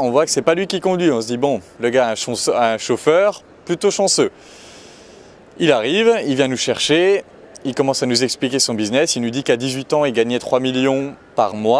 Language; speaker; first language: French; native; French